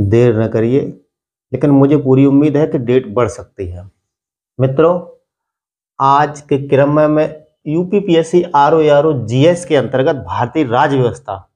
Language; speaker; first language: Hindi; native; Hindi